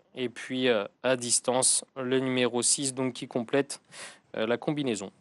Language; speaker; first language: French; native; French